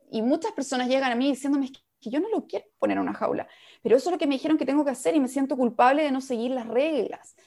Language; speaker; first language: Spanish; native; Spanish